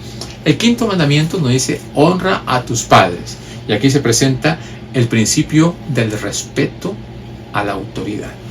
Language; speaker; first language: Spanish; native; Spanish